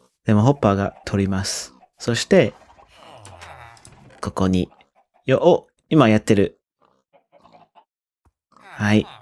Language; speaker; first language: Japanese; non-native, learner; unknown